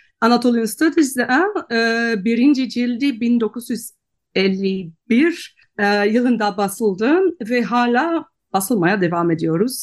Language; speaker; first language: Turkish; non-native, fluent; Dutch